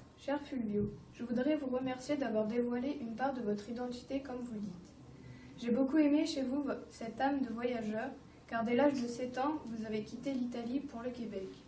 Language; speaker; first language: French; native; French